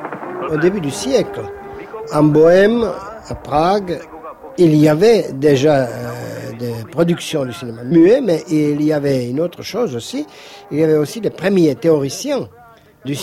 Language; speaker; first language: French; non-native, fluent; Czech